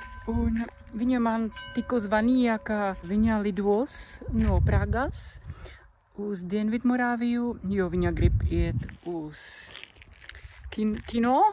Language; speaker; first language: Latvian; non-native, fluent; Czech